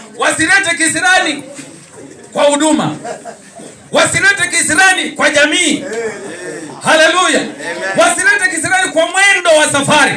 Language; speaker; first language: Swahili; non-native, local second language; Kamba